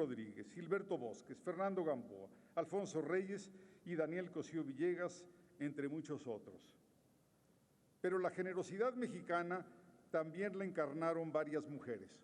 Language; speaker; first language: Spanish; native; Spanish